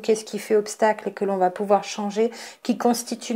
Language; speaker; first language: French; native; French